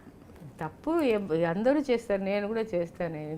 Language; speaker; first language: Telugu; non-native, fluent; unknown